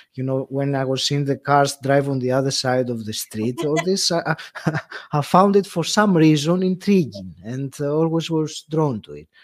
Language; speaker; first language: English; non-native, fluent; Greek